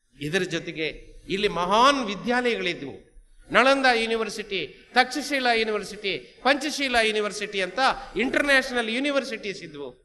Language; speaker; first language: Kannada; non-native, local second language; Telugu